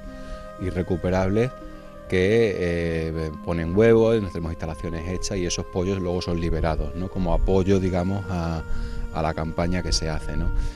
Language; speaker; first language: Spanish; native; Spanish